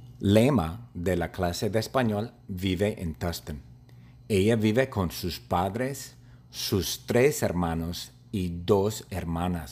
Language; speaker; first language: Spanish; non-native, fluent; English